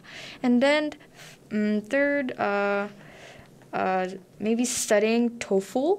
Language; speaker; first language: English; non-native, learner; Korean